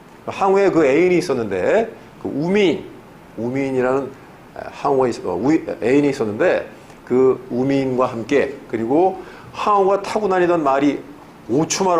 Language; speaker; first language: Korean; native; Korean